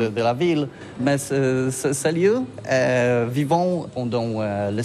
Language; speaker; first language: French; non-native, learner; Polish